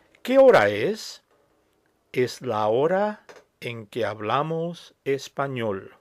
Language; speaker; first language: Spanish; non-native, fluent; English